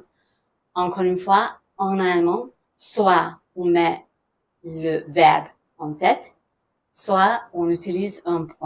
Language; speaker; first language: French; non-native, fluent; German